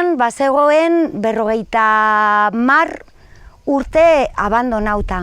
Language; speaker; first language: Basque; non-native, local second language; Spanish